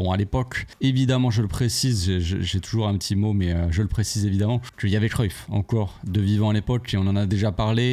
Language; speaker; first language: French; native; French